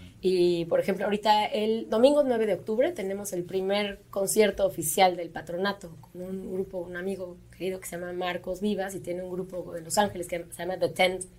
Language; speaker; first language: Spanish; native; Spanish